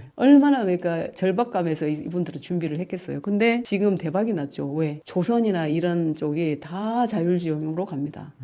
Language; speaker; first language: Korean; native; Korean